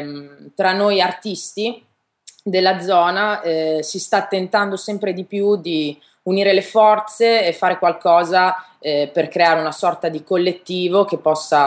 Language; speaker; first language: Italian; native; Italian